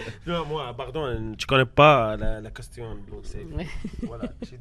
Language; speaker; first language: French; non-native, learner; Arabic